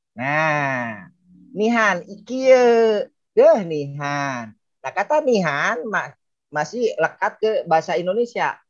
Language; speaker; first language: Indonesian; non-native, local second language; Sundanese